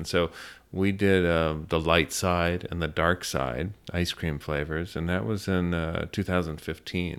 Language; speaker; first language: English; native; English